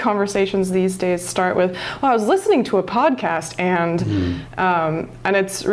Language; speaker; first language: English; native; English